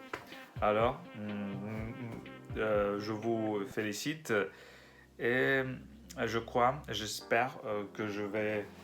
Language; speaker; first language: French; non-native, learner; Russian